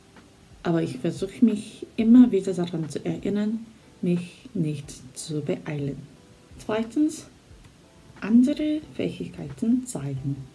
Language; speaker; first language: German; non-native, fluent; Korean